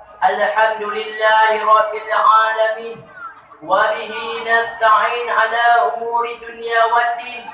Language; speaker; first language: Arabic; non-native, learner; Achinese